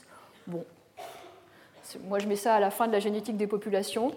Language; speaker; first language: French; native; French